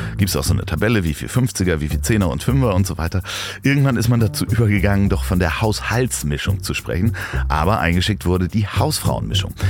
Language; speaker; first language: German; native; German